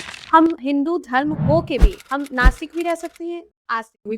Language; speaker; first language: Hindi; native; Hindi